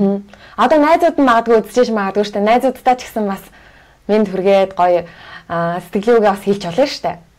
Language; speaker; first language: Mongolian; native; Mongolian